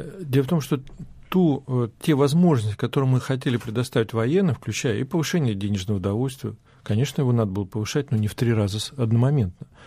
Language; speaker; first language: Russian; native; Russian